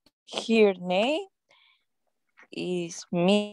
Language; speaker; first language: English; non-native, learner; Spanish